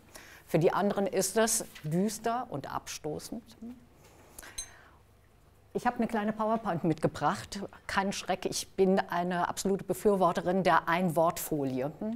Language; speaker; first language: German; native; German